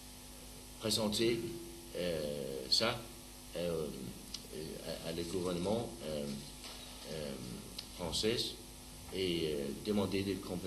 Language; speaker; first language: French; non-native, learner; Danish